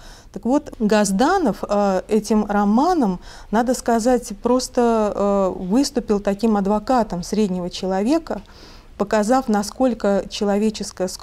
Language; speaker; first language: Russian; native; Russian